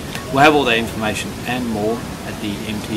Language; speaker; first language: English; native; English